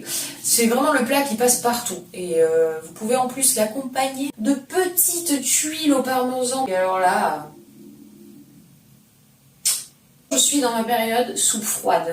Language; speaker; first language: French; native; French